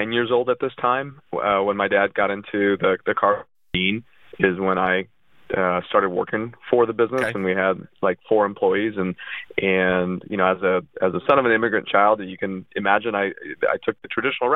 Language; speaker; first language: English; early bilingual, other home language; Russian